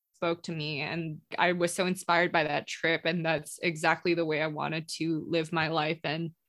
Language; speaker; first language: English; non-native, local second language; Indonesian